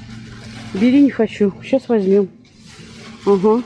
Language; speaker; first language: Russian; native; Russian